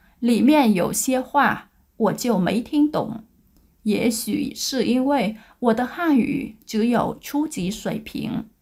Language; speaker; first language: Chinese; non-native, learner; Vietnamese